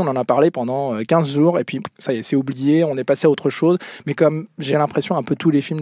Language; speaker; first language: French; native; French